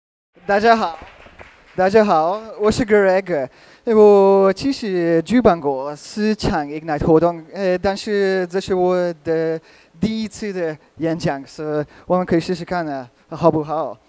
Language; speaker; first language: Chinese; non-native, learner; Hungarian